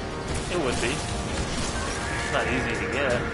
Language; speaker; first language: English; native; English